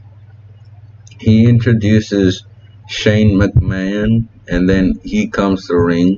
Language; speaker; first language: English; native; English